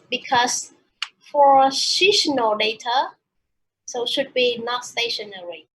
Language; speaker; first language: English; non-native, learner; Vietnamese